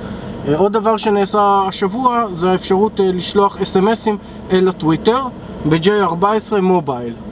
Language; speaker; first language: Hebrew; native; Hebrew